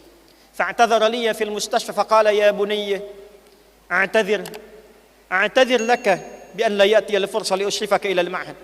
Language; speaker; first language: Arabic; non-native, fluent; Indonesian